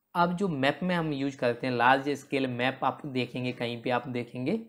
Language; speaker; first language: Hindi; native; Hindi